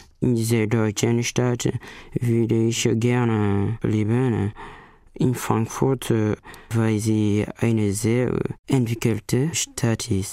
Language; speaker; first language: German; non-native, learner; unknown